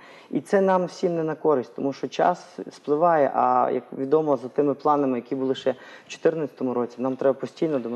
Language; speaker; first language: Ukrainian; native; Ukrainian